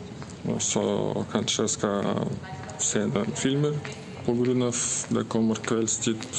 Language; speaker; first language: Norwegian; non-native, learner; Russian